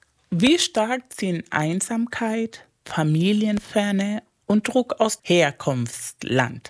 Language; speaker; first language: German; non-native, fluent; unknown